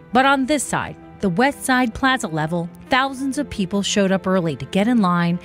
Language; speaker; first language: English; native; English